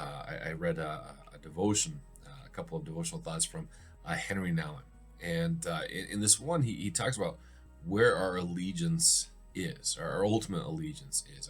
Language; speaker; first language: English; native; English